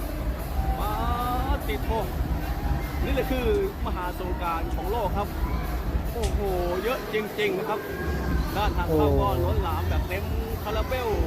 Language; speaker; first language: Thai; native; Thai